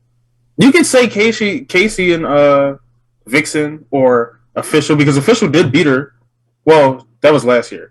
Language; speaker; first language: English; native; English